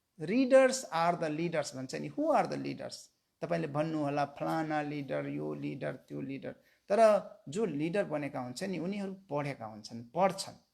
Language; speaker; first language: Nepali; non-native, local second language; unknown